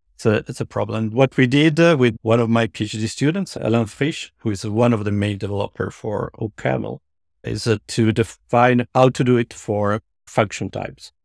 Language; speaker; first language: English; non-native, fluent; Italian